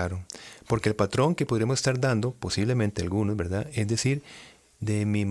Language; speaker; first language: Spanish; native; Spanish